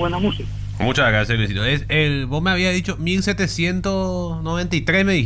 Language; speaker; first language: Spanish; native; Spanish